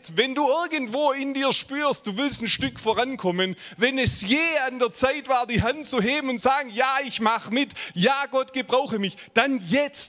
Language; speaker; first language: German; native; German